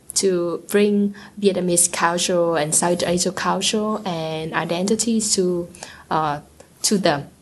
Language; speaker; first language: English; non-native, learner; Vietnamese